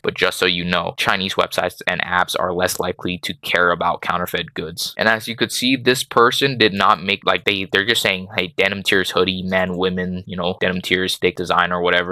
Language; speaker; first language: English; native; English